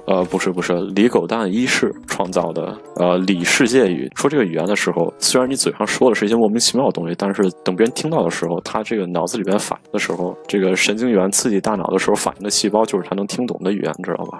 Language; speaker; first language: Chinese; native; Chinese